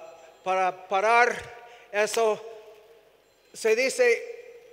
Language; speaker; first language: Spanish; non-native, fluent; English